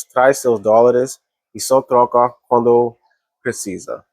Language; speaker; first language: Portuguese; non-native, learner; English